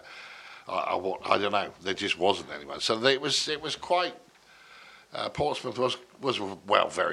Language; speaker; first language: English; native; English